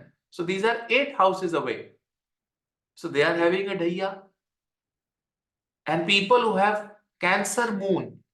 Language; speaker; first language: English; non-native, local second language; Hindi